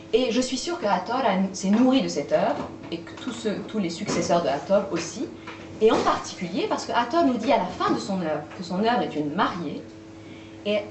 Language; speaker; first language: French; native; French